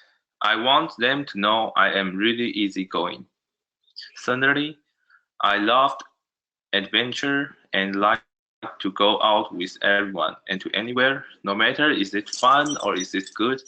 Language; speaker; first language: English; non-native, learner; Chinese